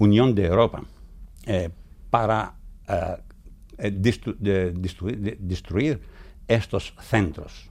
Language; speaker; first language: Spanish; non-native, fluent; Greek